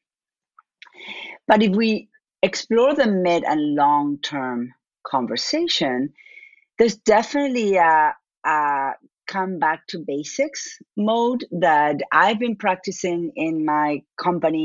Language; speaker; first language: English; non-native, fluent; Spanish